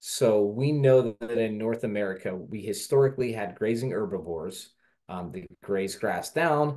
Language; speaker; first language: English; native; English